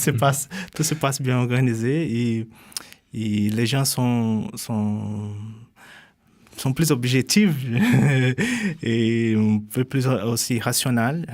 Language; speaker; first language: French; non-native, fluent; Portuguese